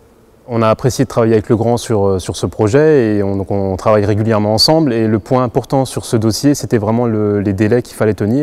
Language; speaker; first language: French; native; French